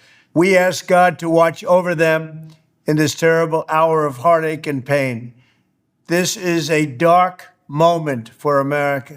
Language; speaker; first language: English; native; English